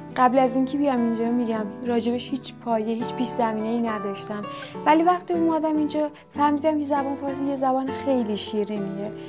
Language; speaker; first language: Persian; non-native, fluent; Turkish